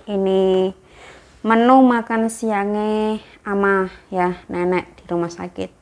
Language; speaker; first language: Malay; non-native, local second language; Javanese